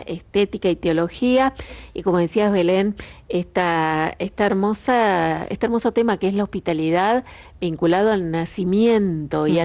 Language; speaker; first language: Spanish; native; Spanish